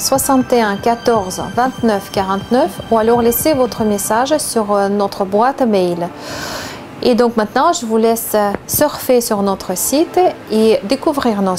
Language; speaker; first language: French; non-native, fluent; Russian